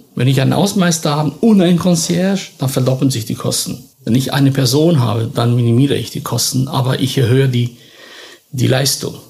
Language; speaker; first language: German; non-native, fluent; Italian